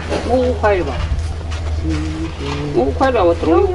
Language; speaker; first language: Chinese; native; Chinese